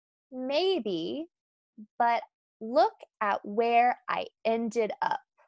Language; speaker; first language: English; native; English